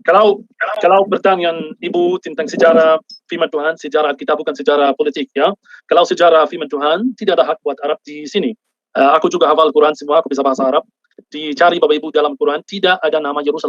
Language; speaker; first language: Indonesian; non-native, fluent; Arabic